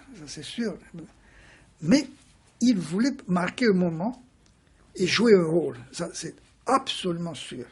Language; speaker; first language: French; non-native, fluent; Romanian